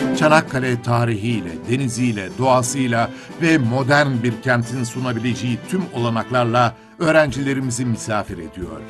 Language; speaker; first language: Turkish; native; Turkish